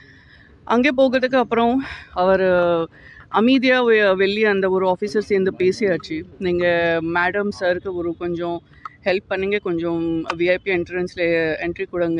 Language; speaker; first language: Tamil; non-native, local second language; Gujarati